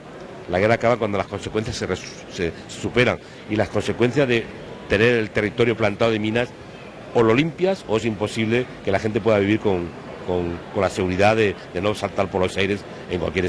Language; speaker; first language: Spanish; native; Spanish